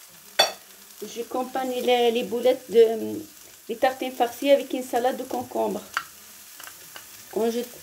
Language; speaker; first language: French; non-native, learner; Arabic